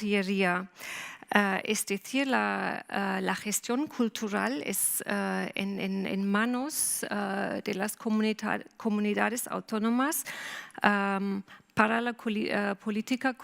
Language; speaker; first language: Spanish; non-native, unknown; German